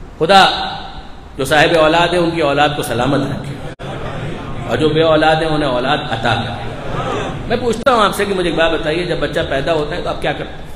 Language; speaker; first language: Urdu; non-native, local second language; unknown